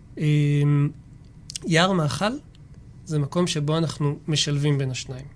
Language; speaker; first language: Hebrew; native; Hebrew